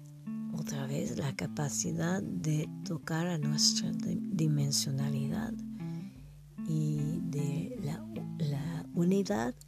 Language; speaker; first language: Spanish; non-native, learner; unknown